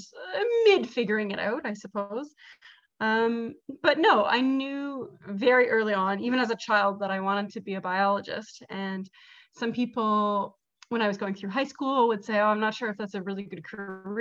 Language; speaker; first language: English; native; English